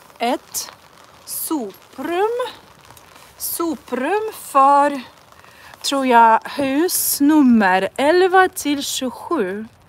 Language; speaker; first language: Swedish; non-native, fluent; Russian